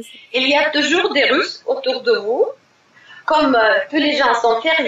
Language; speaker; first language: French; non-native, fluent; Russian